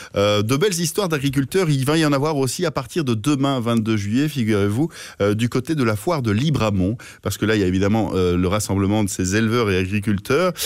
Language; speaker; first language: French; native; French